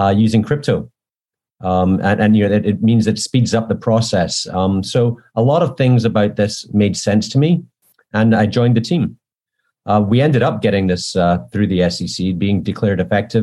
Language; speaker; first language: English; native; English